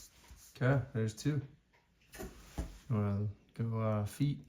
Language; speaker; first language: English; native; English